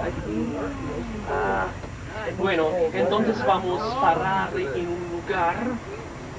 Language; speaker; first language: Spanish; non-native, learner; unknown